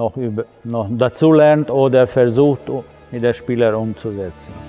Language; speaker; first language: German; non-native, fluent; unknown